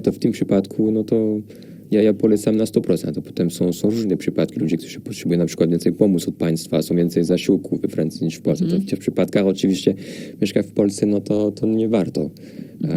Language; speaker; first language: Polish; non-native, fluent; French